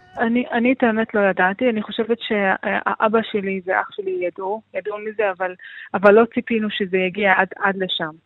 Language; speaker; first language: Hebrew; non-native, local second language; Arabic